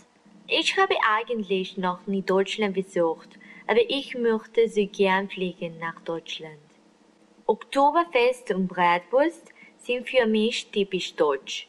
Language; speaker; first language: German; non-native, learner; Spanish